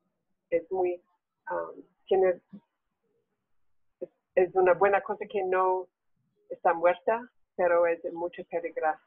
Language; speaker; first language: Spanish; non-native, learner; English